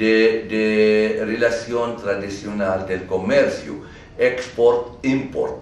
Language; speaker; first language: Spanish; non-native, fluent; Arabic